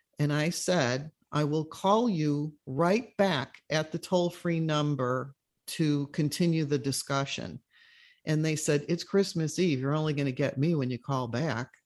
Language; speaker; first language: English; native; English